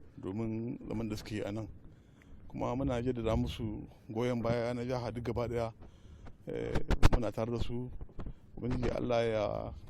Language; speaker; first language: Hausa; native; Hausa